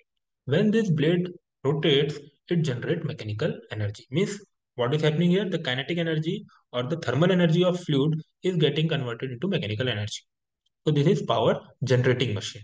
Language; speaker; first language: English; non-native, local second language; Hindi